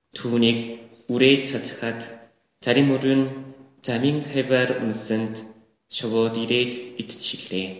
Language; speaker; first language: Mongolian; non-native, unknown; Korean